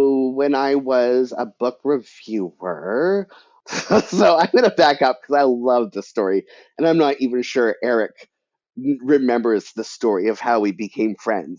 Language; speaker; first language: English; native; English